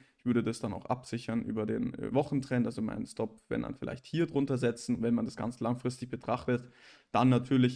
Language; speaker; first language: German; native; German